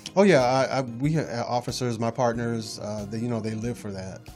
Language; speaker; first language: English; native; English